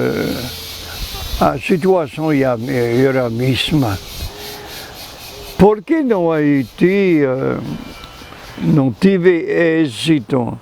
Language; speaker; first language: Portuguese; non-native, fluent; French